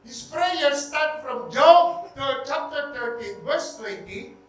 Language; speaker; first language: English; non-native, local second language; Filipino